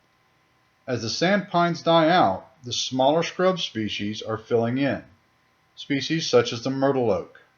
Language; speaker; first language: English; native; English